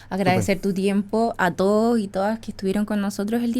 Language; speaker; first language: Spanish; native; Spanish